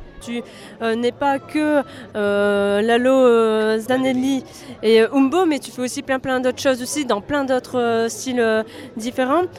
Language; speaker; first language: French; native; French